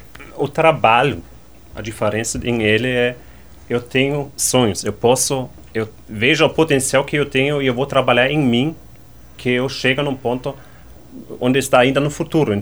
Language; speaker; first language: Portuguese; non-native, fluent; German